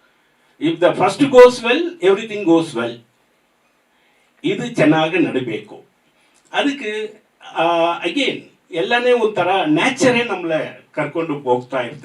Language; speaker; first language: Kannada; non-native, fluent; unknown